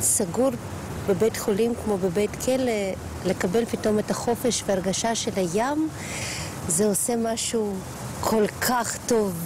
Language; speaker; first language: Hebrew; non-native, fluent; Russian